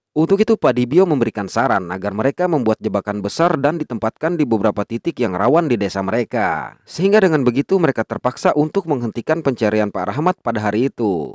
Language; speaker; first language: Indonesian; native; Indonesian